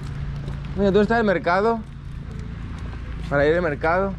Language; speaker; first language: Spanish; non-native, learner; Greek